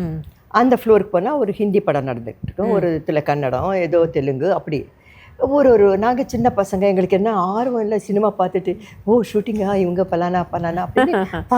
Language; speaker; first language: Tamil; non-native, local second language; Telugu